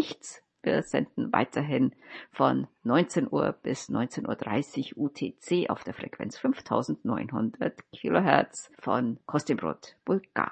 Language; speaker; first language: German; native; German